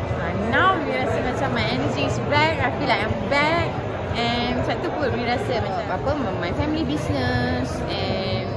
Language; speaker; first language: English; non-native, local second language; Malay